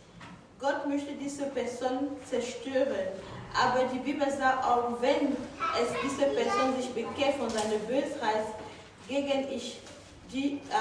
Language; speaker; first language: German; non-native, fluent; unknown